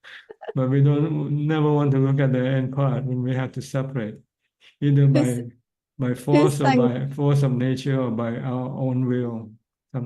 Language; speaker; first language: English; non-native, fluent; Thai